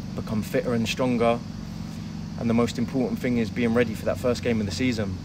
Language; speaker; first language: English; native; English